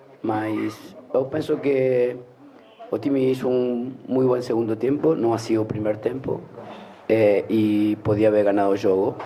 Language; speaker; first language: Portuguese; non-native, learner; Spanish